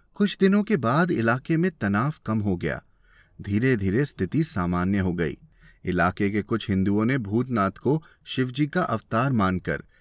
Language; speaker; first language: Hindi; native; Hindi